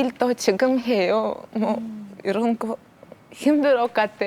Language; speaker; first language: Korean; non-native, learner; Thai